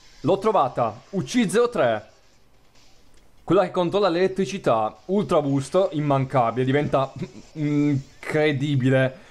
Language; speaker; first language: Italian; native; Italian